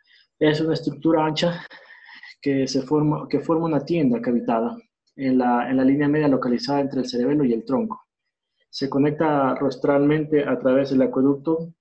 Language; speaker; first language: Spanish; native; Spanish